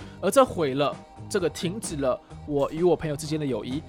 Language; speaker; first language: Chinese; early bilingual, heritage; Chinese